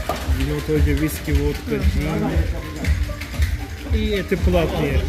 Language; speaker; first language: Russian; non-native, learner; Turkish